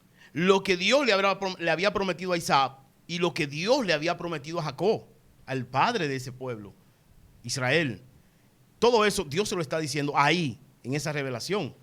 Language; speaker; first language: Spanish; native; Spanish